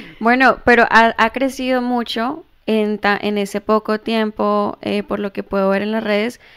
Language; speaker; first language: Spanish; early bilingual, heritage; Spanish